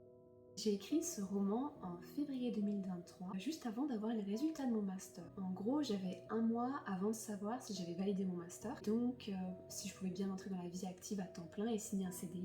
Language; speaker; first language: French; native; French